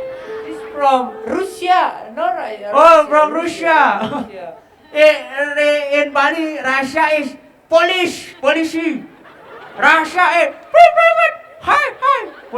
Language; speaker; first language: English; non-native, learner; Indonesian